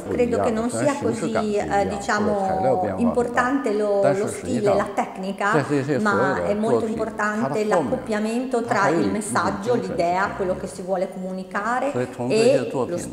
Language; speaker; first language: Italian; non-native, fluent; Chinese